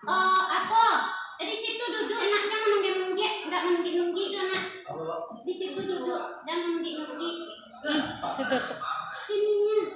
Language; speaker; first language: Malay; non-native, local second language; Minangkabau